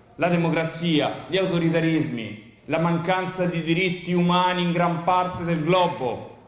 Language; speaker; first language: Italian; native; Italian